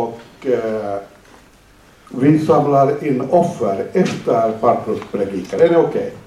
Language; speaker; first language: Swedish; non-native, fluent; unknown